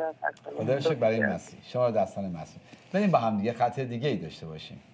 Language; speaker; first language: Persian; native; Persian